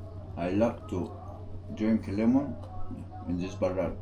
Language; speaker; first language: English; non-native, learner; Arabic